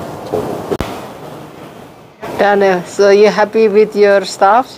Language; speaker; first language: English; non-native, learner; Indonesian